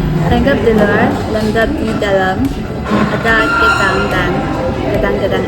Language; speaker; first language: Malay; non-native, learner; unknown